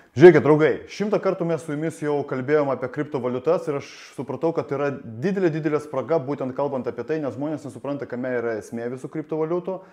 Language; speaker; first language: Lithuanian; non-native, local second language; Russian